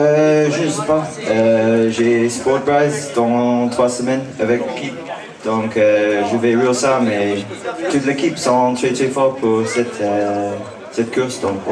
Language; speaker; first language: French; non-native, learner; English